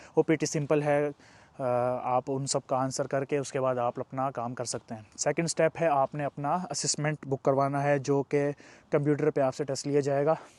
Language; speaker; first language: Urdu; non-native, local second language; Punjabi